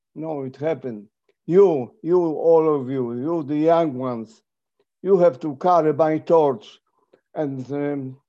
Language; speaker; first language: English; non-native, fluent; Polish